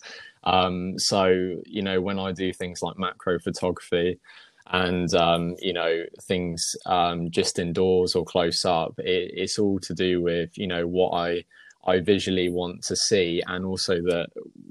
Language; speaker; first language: English; native; English